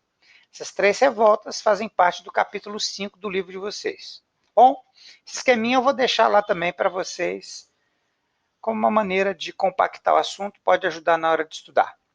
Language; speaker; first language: Portuguese; native; Portuguese